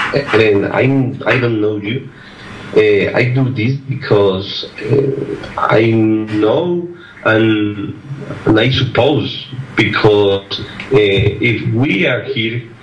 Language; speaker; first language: English; non-native, learner; Spanish